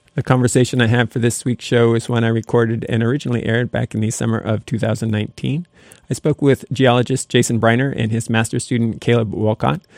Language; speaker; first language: English; native; English